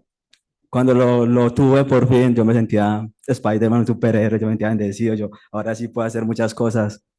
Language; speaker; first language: Spanish; native; Spanish